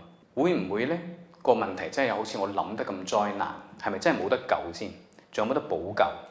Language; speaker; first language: Cantonese; native; Cantonese